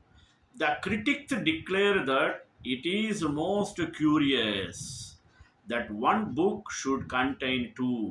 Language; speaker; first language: English; non-native, local second language; Telugu